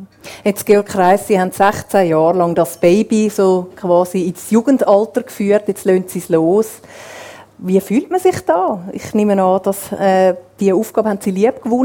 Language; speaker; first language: German; native; German